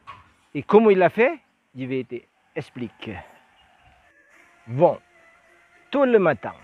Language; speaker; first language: French; non-native, learner; Indonesian